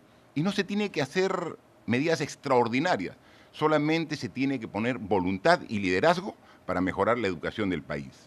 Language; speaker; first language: Spanish; native; Spanish